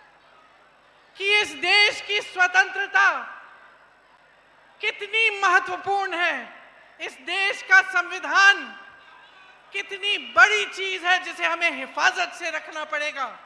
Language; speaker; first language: Hindi; native; Hindi